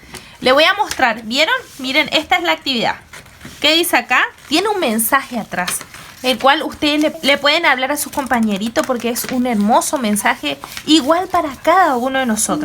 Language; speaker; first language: Spanish; native; Spanish